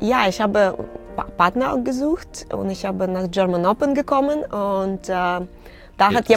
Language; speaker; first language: German; non-native, learner; Russian